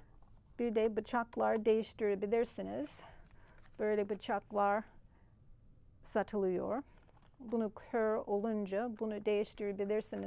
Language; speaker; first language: Turkish; non-native, fluent; English